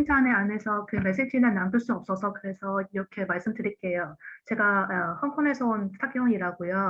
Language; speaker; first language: Korean; non-native, fluent; Cantonese